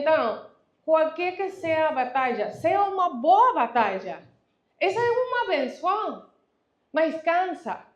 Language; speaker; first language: Portuguese; non-native, fluent; Spanish